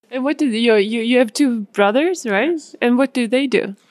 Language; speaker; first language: English; non-native, fluent; Swedish